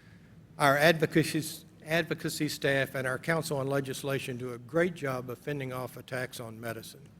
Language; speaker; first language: English; native; English